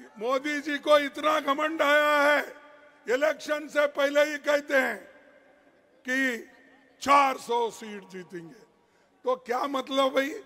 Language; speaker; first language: Hindi; non-native, local second language; Kannada